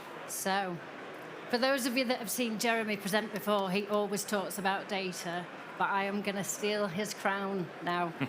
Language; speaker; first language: English; native; English